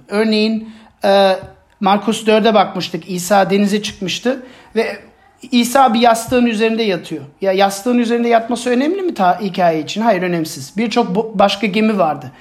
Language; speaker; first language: Turkish; non-native, fluent; German